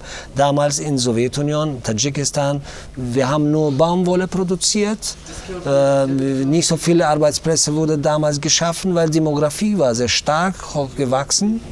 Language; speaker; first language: German; non-native, fluent; Tajik